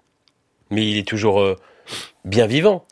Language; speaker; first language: French; native; French